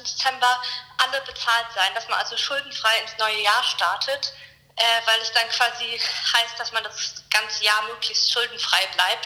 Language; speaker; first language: German; native; German